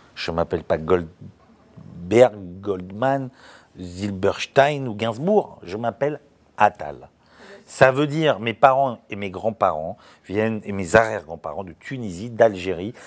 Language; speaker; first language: French; native; French